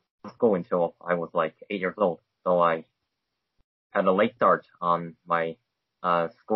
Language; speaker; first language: English; non-native, fluent; Chinese